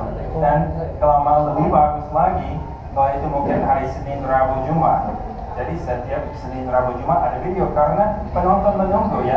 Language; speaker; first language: Indonesian; non-native, fluent; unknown